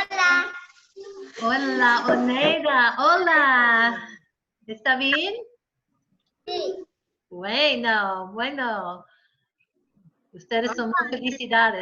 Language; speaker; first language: Spanish; non-native, learner; English